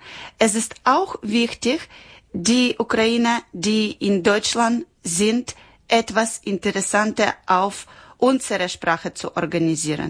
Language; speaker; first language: German; non-native, learner; Ukrainian